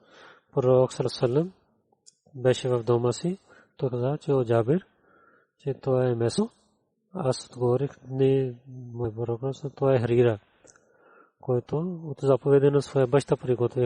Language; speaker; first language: Bulgarian; non-native, learner; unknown